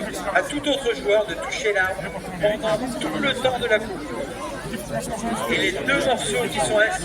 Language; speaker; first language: French; native; French